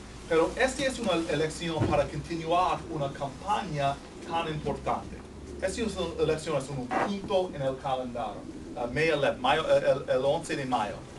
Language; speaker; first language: Spanish; non-native, fluent; English